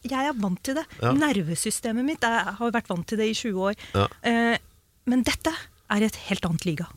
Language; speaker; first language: Norwegian; early bilingual, other home language; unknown